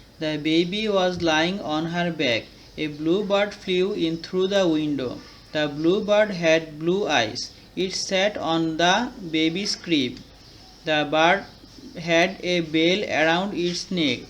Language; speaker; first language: English; non-native, local second language; Bangla